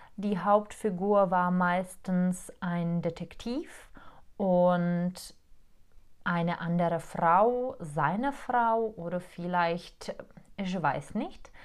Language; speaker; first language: German; non-native, fluent; Czech